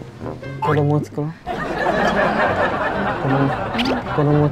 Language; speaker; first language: Japanese; non-native, learner; Vietnamese